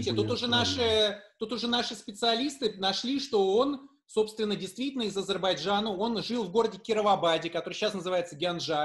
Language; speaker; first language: Russian; native; Russian